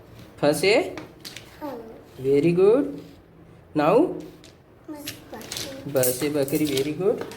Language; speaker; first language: English; non-native, local second language; Hindi